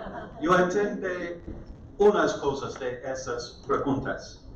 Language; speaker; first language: Spanish; non-native, learner; English